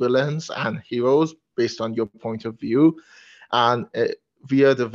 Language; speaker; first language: English; non-native, fluent; Persian